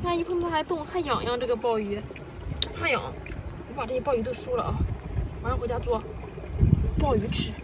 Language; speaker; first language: Chinese; native; Chinese